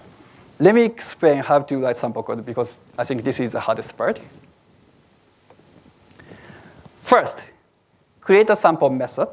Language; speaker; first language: English; non-native, fluent; Japanese